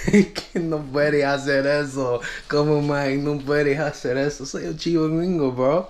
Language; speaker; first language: Spanish; non-native, fluent; English